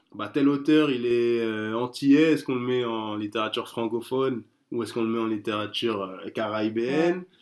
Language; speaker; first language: French; native; French